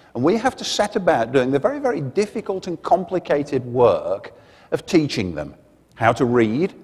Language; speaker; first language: English; native; English